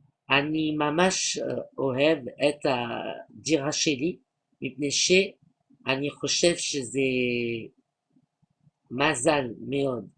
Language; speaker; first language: Hebrew; non-native, learner; French